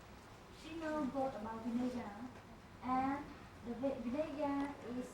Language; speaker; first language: English; non-native, learner; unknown